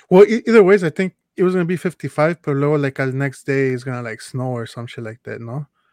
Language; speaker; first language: English; early bilingual, other home language; Spanish